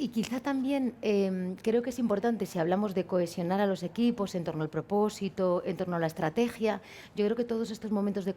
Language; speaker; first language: Spanish; native; Spanish